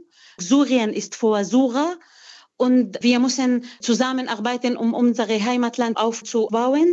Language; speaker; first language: German; non-native, fluent; Arabic